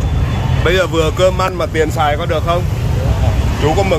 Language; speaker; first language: Vietnamese; native; Vietnamese